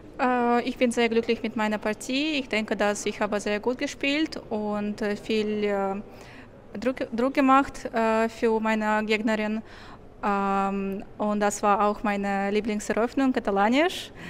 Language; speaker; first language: German; non-native, learner; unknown